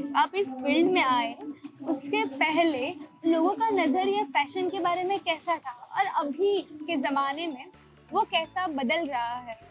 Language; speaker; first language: Hindi; non-native, local second language; Marathi